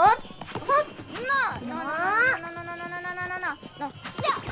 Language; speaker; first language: Japanese; non-native, learner; Indonesian